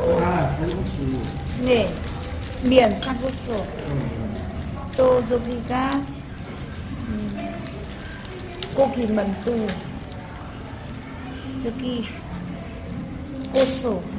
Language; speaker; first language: Korean; non-native, learner; Vietnamese